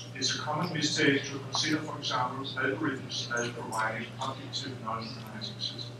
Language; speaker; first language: English; non-native, fluent; Danish